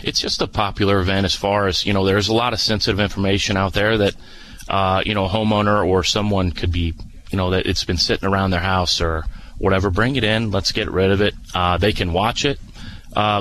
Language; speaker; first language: English; native; English